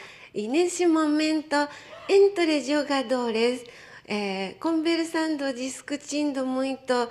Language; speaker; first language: Portuguese; non-native, fluent; Japanese